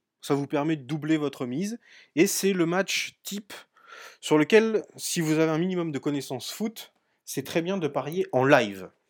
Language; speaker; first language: French; native; French